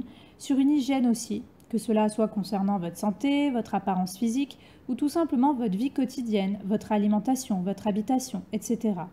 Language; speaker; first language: French; native; French